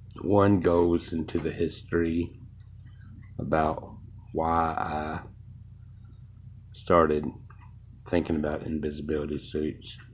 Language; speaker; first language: English; native; English